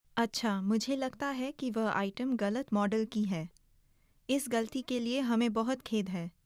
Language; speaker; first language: Hindi; native; Hindi